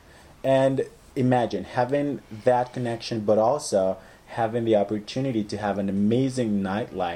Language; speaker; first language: English; non-native, fluent; Spanish